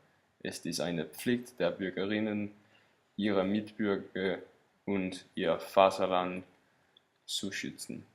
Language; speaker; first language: German; non-native, learner; Danish